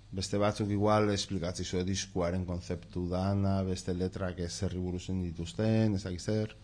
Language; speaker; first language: Basque; non-native, local second language; Spanish